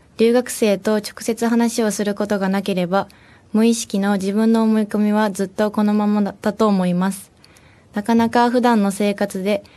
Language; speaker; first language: Japanese; native; Japanese